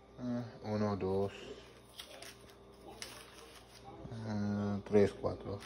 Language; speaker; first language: Spanish; non-native, learner; English